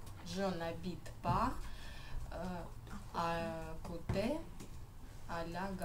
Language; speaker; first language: French; non-native, learner; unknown